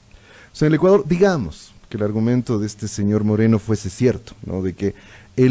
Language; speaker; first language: Spanish; native; Spanish